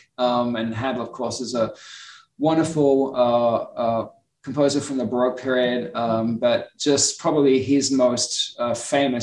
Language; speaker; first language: English; native; English